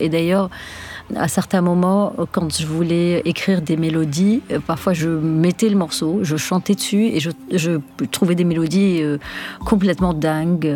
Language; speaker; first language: French; non-native, local second language; Arabic